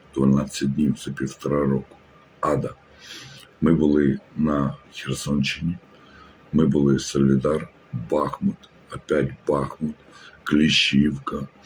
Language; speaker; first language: Ukrainian; native; Ukrainian